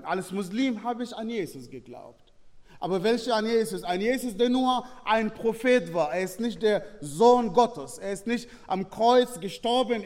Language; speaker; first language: German; non-native, fluent; Arabic